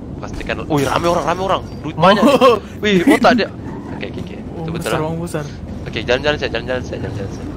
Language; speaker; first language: Malay; native; Malay